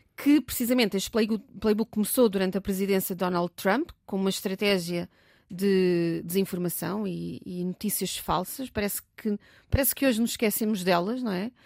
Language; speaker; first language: Portuguese; native; Portuguese